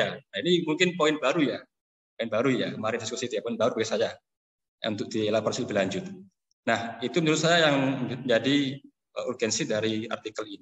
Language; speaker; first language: Indonesian; native; Indonesian